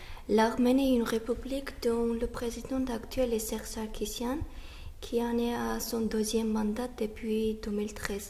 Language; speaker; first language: French; non-native, fluent; Armenian